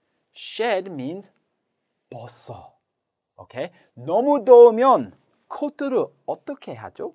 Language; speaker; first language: Korean; non-native, learner; English